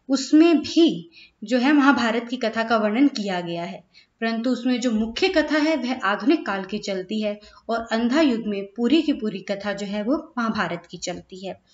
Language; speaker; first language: Hindi; native; Hindi